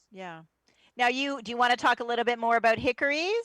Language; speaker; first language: English; native; English